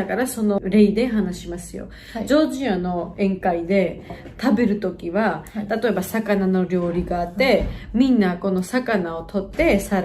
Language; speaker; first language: Japanese; non-native, fluent; Georgian